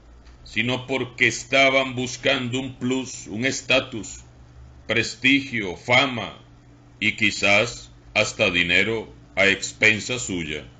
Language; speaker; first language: Spanish; native; Spanish